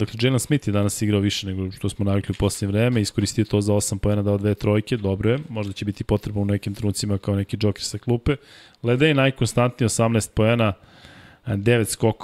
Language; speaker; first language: Serbian; native; Serbian